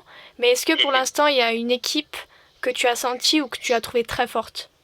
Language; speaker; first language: French; native; French